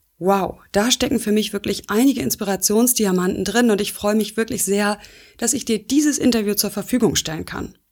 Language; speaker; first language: German; native; German